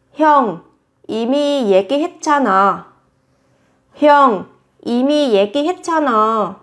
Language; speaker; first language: Korean; non-native, fluent; Vietnamese